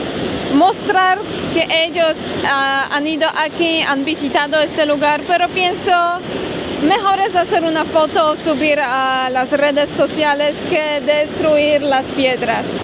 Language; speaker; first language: Spanish; non-native, fluent; Polish